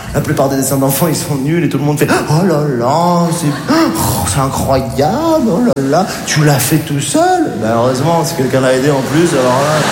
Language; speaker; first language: French; native; French